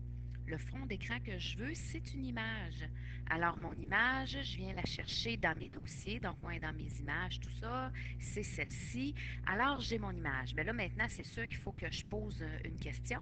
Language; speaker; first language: French; native; French